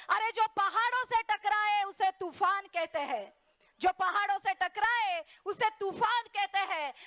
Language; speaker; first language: Hindi; non-native, local second language; Marathi